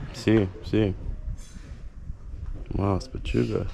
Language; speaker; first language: Spanish; non-native, learner; English